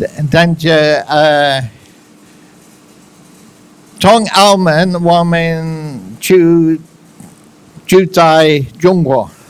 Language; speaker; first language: Chinese; non-native, learner; English